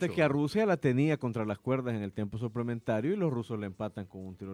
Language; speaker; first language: Spanish; native; Spanish